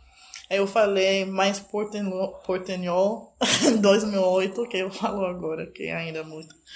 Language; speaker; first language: Portuguese; non-native, fluent; English